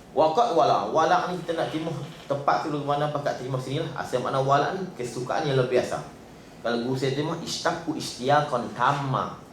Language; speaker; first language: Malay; native; Malay